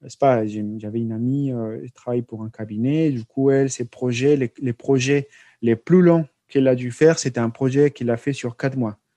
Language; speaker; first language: French; non-native, fluent; Spanish